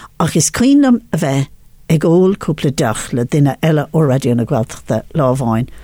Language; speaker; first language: Irish; non-native, local second language; English